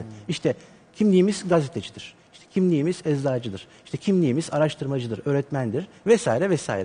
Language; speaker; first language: Turkish; native; Turkish